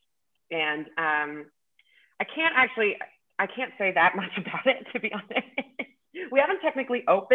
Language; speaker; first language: English; native; English